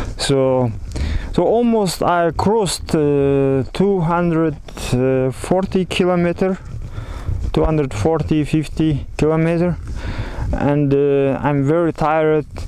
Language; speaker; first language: English; non-native, learner; Kazakh